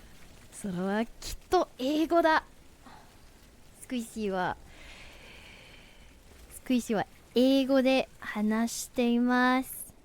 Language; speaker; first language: Japanese; non-native, learner; English